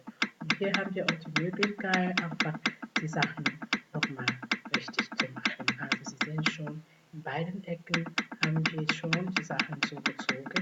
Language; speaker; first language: German; non-native, fluent; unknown